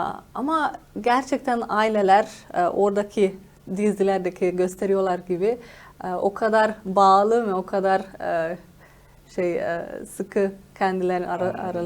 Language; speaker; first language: Turkish; non-native, fluent; Slovenian